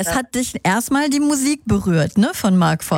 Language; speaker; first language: German; native; German